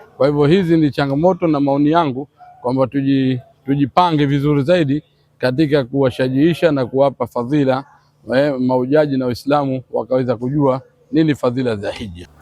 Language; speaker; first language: Swahili; native; Swahili